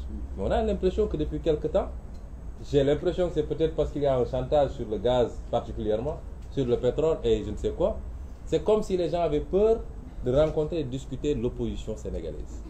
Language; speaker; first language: French; non-native, local second language; Wolof